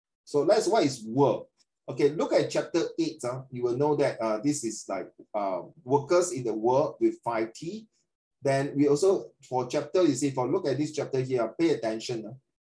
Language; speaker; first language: English; non-native, local second language; Chinese